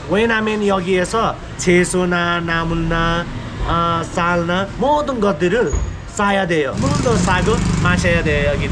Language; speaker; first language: Korean; non-native, learner; Nepali